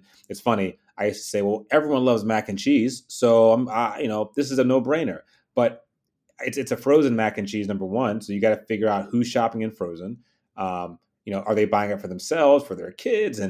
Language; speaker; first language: English; native; English